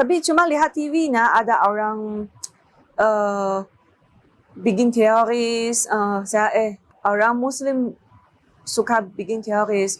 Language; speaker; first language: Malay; non-native, learner; Chinese